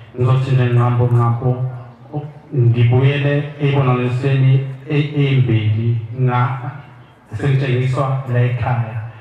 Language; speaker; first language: Zulu; native; Zulu